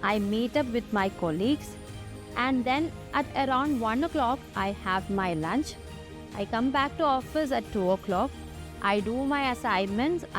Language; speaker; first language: English; non-native, local second language; Malayalam